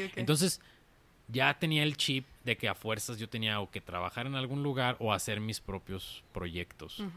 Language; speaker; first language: Spanish; native; Spanish